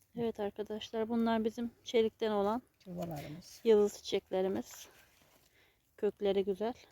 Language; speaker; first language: Turkish; native; Turkish